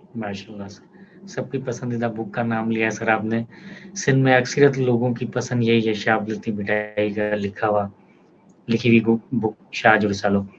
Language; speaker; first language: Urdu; non-native, local second language; Sindhi